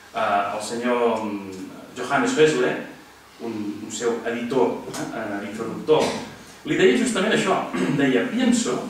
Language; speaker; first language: Spanish; non-native, local second language; Catalan